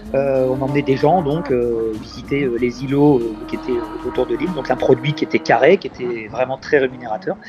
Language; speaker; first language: French; native; French